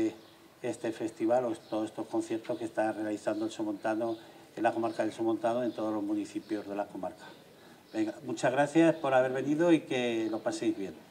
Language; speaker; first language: Spanish; native; Spanish